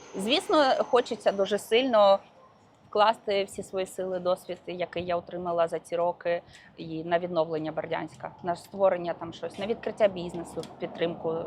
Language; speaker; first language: Ukrainian; non-native, local second language; Russian